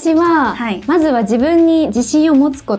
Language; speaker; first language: Japanese; native; Japanese